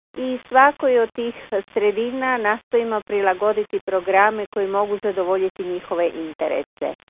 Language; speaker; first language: Croatian; native; Croatian